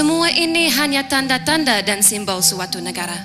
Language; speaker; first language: Malay; non-native, fluent; English